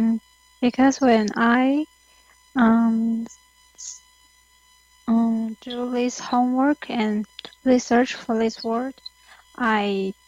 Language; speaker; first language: English; non-native, learner; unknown